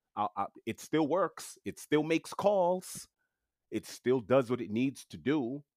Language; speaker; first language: English; early bilingual, other home language; French